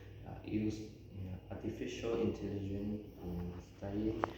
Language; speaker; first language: English; non-native, learner; Vietnamese